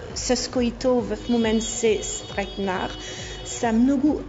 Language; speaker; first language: Bulgarian; non-native, fluent; French